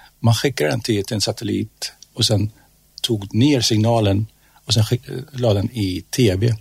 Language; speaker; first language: Swedish; non-native, fluent; Persian